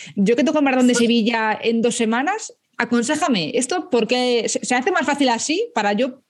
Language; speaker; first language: Spanish; native; Spanish